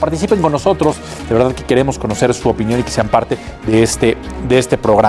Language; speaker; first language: Spanish; native; Spanish